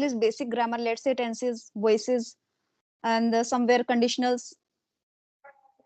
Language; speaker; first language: English; non-native, local second language; Hindi